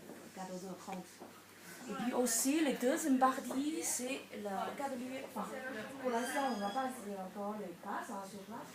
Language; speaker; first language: French; non-native, learner; Chinese